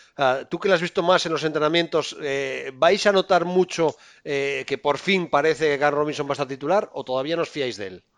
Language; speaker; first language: Spanish; native; Spanish